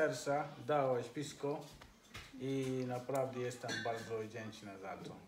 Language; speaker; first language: Polish; non-native, learner; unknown